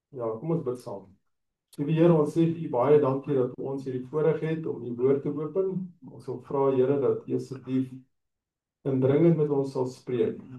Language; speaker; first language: Afrikaans; non-native, local second language; English